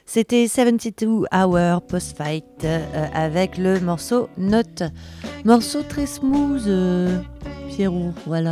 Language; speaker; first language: French; native; French